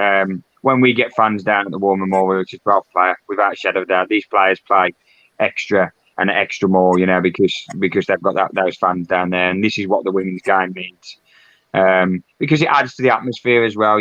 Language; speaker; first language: English; native; English